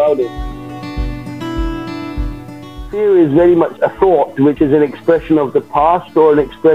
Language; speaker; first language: English; native; English